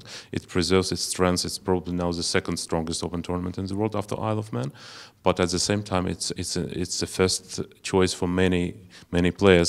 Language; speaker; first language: English; non-native, fluent; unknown